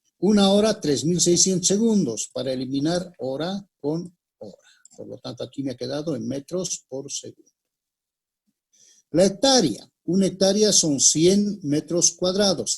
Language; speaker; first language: Spanish; native; Spanish